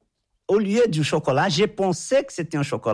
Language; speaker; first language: French; non-native, fluent; Portuguese